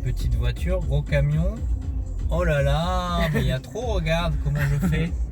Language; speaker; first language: French; native; French